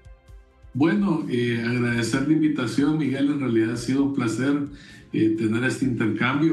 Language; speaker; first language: Spanish; native; Spanish